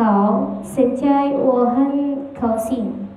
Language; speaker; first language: Chinese; non-native, learner; Indonesian